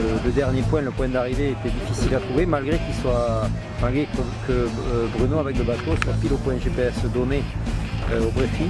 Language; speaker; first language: French; native; French